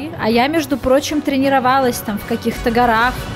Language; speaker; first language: Russian; native; Russian